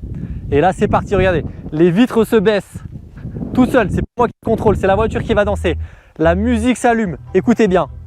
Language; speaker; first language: French; native; French